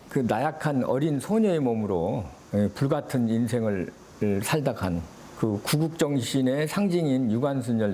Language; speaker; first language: Korean; native; Korean